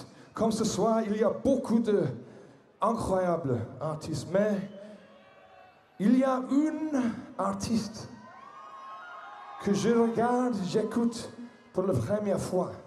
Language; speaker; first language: French; non-native, learner; English